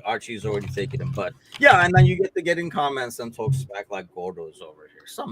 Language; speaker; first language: English; native; English